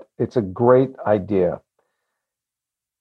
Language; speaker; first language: English; native; English